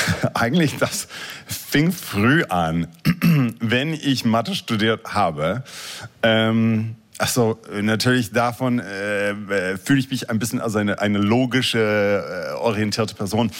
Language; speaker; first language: German; non-native, fluent; English